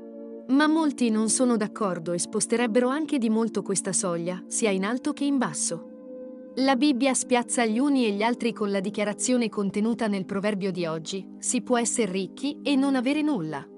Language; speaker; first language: Italian; native; Italian